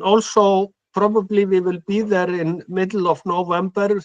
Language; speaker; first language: English; non-native, fluent; Icelandic